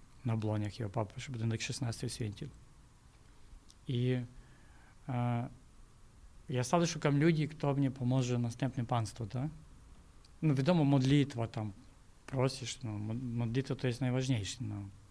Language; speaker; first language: Ukrainian; native; Ukrainian